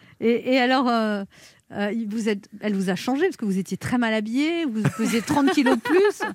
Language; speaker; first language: French; native; French